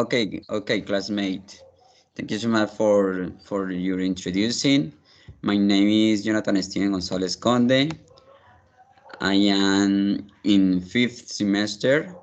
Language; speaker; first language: English; non-native, learner; Spanish